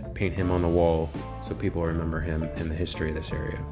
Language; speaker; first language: English; native; English